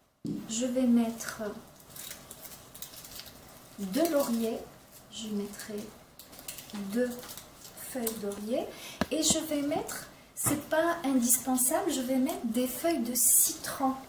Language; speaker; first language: French; non-native, local second language; Arabic